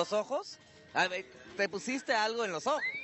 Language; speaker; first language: Spanish; native; Spanish